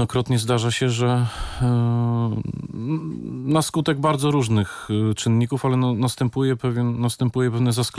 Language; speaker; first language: Polish; native; Polish